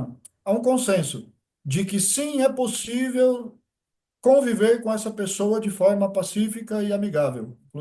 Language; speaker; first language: Portuguese; native; Portuguese